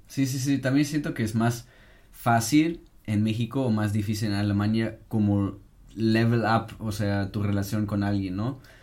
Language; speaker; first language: Spanish; non-native, fluent; German